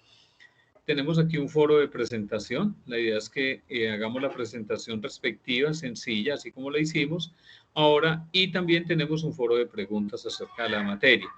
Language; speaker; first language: Spanish; native; Spanish